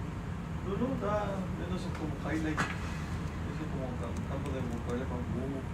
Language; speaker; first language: Spanish; native; Spanish